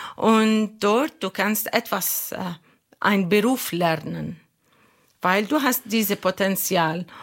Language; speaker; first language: German; non-native, learner; Arabic